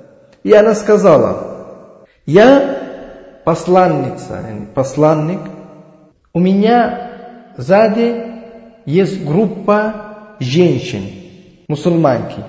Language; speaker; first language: Russian; non-native, learner; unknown